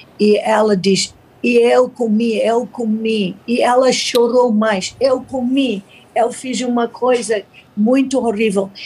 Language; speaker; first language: Portuguese; non-native, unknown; English